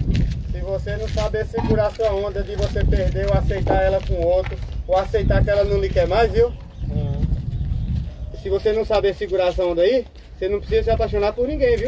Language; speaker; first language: Portuguese; native; Portuguese